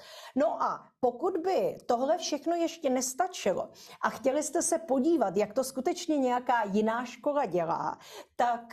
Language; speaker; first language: Czech; native; Czech